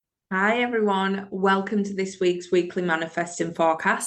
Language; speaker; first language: English; native; English